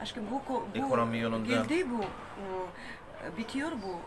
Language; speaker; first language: Turkish; non-native, learner; Russian